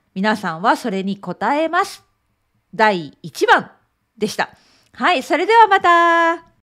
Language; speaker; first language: Japanese; native; Japanese